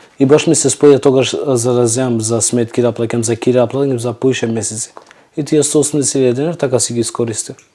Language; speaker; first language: Macedonian; non-native, local second language; Turkish